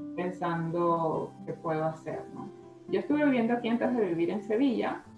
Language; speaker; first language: Spanish; native; Spanish